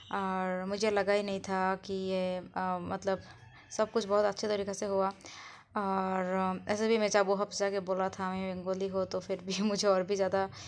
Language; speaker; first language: Hindi; non-native, learner; Bangla